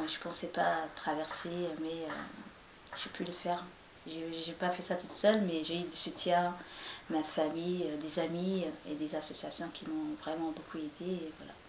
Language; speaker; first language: French; non-native, local second language; Somali